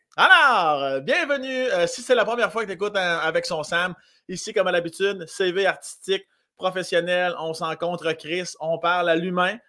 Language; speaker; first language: French; native; French